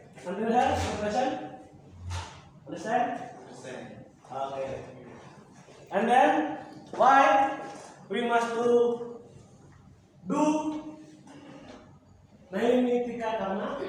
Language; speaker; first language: English; non-native, learner; Indonesian